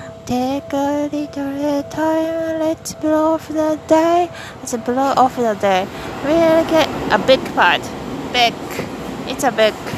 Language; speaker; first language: English; non-native, fluent; Japanese